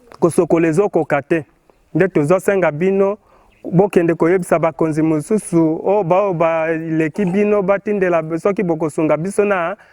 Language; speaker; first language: Lingala; non-native, local second language; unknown